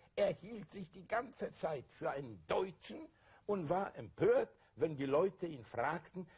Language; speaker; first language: German; native; German